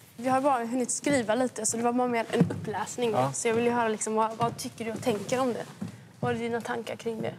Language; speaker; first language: Swedish; early bilingual, other home language; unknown